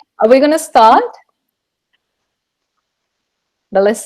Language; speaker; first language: English; non-native, fluent; Japanese